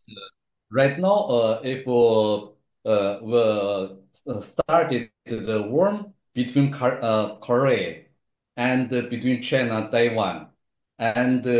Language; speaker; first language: English; non-native, learner; Chinese